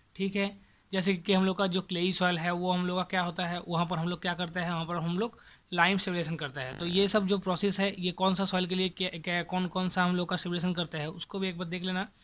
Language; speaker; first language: Hindi; non-native, local second language; Bangla